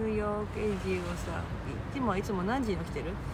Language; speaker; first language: Japanese; non-native, fluent; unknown